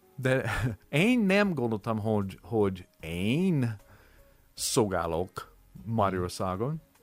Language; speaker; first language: Hungarian; non-native, learner; English